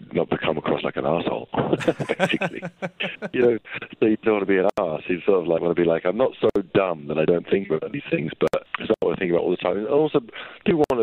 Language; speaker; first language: English; native; English